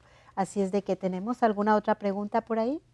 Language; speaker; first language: Spanish; native; Spanish